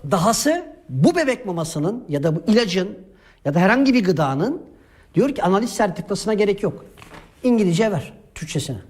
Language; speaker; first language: Turkish; native; Turkish